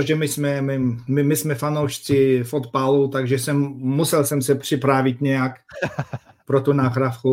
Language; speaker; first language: Czech; non-native, fluent; Polish